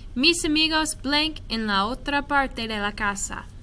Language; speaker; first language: Spanish; non-native, fluent; English